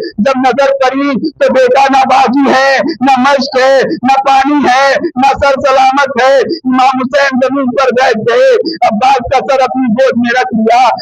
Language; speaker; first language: Urdu; native; Urdu